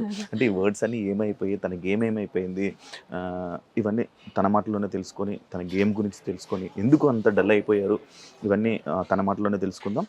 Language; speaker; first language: Telugu; native; Telugu